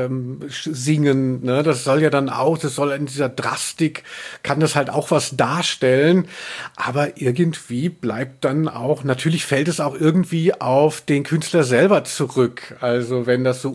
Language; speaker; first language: German; native; German